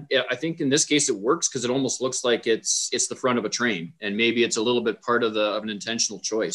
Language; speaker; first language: English; native; English